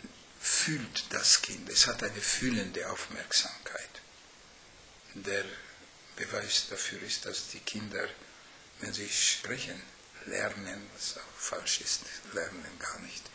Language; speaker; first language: German; non-native, fluent; Hungarian